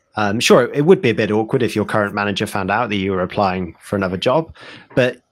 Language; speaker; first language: English; native; English